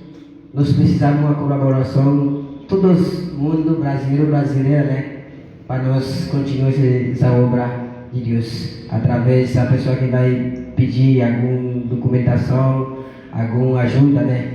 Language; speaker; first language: Portuguese; non-native, local second language; Haitian Creole